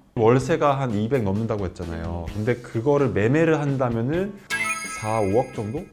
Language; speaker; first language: Korean; non-native, fluent; Finnish